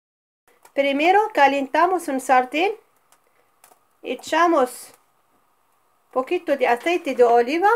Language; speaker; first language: Spanish; non-native, fluent; Arabic